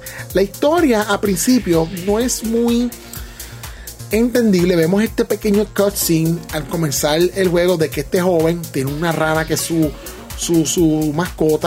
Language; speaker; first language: Spanish; native; Spanish